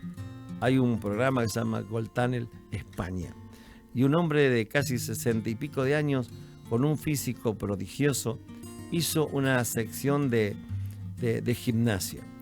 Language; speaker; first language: Spanish; native; Spanish